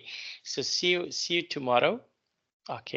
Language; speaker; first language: English; non-native, fluent; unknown